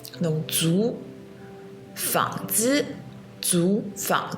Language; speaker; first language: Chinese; non-native, fluent; French